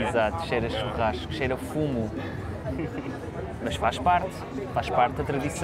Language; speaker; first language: Portuguese; native; Portuguese